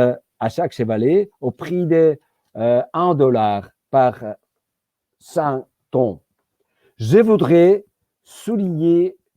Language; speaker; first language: French; non-native, fluent; Georgian